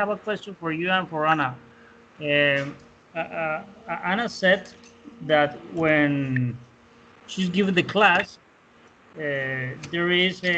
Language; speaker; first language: English; non-native, fluent; Spanish